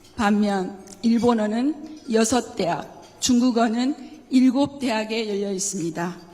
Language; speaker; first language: Korean; native; Korean